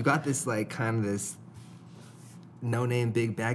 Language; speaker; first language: English; native; English